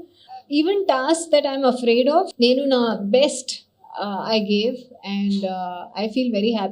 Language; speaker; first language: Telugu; non-native, learner; Hindi